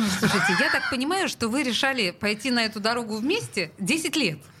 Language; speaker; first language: Russian; native; Russian